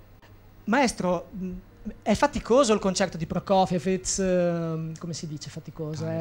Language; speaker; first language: Italian; native; Italian